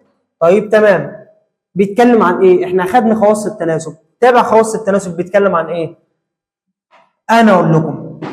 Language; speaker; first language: Arabic; native; Arabic